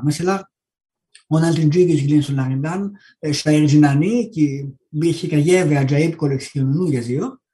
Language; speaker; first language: Turkish; non-native, fluent; Greek